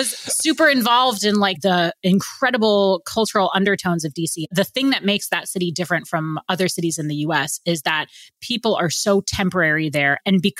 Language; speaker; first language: English; native; English